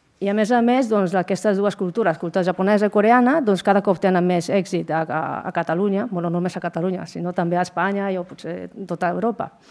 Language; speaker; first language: Catalan; non-native, fluent; Japanese